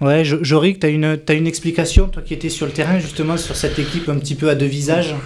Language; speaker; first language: French; native; French